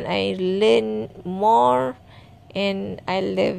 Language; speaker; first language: English; non-native, learner; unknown